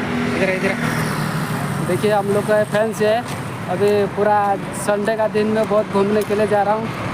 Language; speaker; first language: Hindi; non-native, local second language; Odia